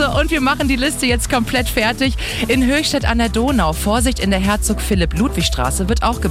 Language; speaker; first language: German; native; German